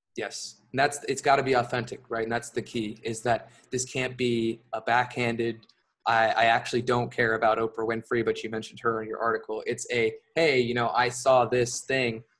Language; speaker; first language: English; native; English